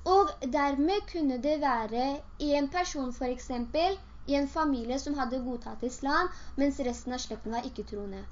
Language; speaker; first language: Norwegian; native; Norwegian